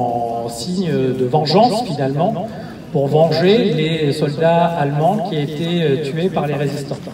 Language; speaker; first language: French; native; French